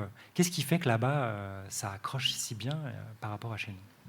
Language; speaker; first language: French; native; French